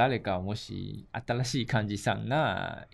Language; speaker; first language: Japanese; native; Japanese